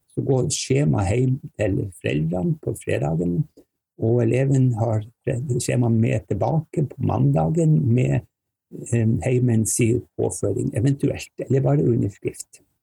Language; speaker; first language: Norwegian; native; Norwegian